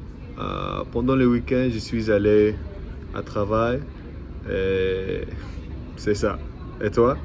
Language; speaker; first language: French; non-native, learner; English